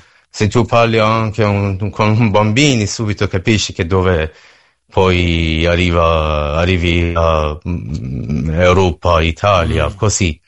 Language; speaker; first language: Italian; non-native, learner; Persian